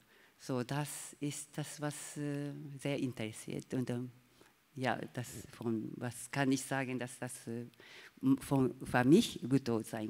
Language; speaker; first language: German; non-native, learner; Japanese